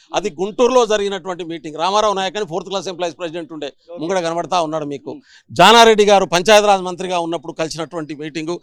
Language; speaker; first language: Telugu; non-native, local second language; Lambadi